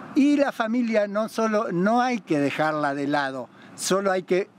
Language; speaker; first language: Spanish; native; Spanish